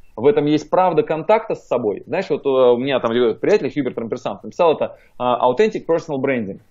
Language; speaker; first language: Russian; native; Russian